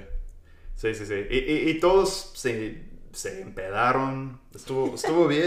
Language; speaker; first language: Spanish; non-native, fluent; English